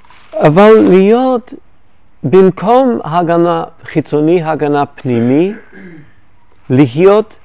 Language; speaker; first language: Hebrew; non-native, fluent; English